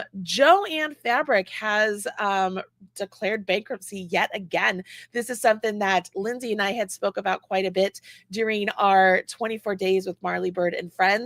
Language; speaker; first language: English; native; English